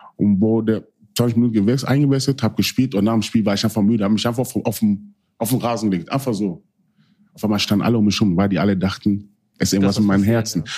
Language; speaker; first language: German; early bilingual, other home language; Akan